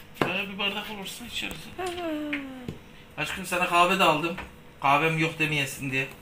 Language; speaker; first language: Turkish; native; Turkish